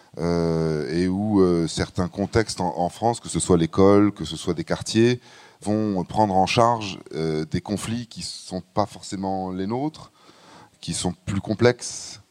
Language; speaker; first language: French; native; French